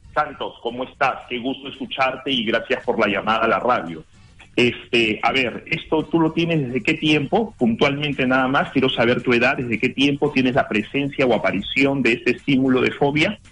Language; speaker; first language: Spanish; native; Spanish